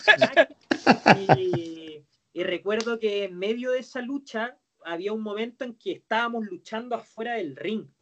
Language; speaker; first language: Spanish; native; Spanish